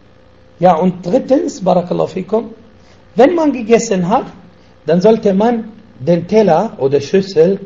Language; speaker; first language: German; non-native, fluent; Arabic